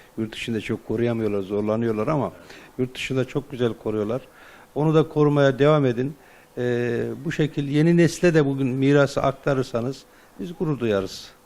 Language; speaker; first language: Turkish; native; Turkish